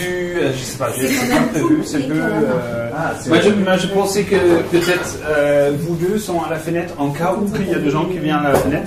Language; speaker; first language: French; non-native, fluent; German